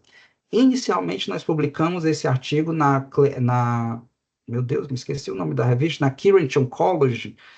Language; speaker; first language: Portuguese; native; Portuguese